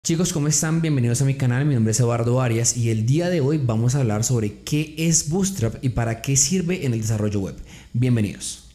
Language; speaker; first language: Spanish; native; Spanish